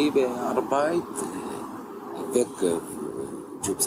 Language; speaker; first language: German; non-native, learner; Arabic